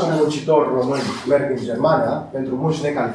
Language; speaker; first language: Romanian; native; Romanian